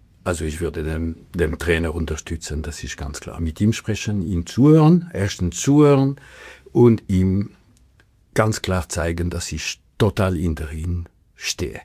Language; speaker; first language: German; non-native, local second language; French